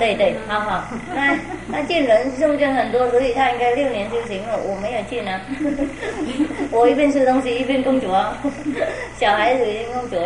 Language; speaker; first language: Chinese; non-native, fluent; Vietnamese